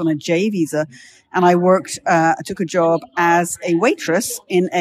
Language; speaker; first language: English; native; English